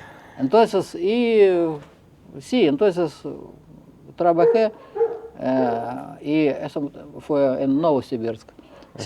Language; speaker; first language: Spanish; non-native, fluent; Russian